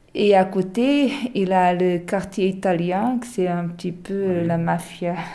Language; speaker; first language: French; non-native, learner; Portuguese